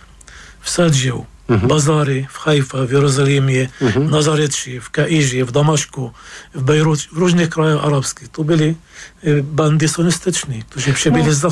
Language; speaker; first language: Polish; non-native, fluent; Arabic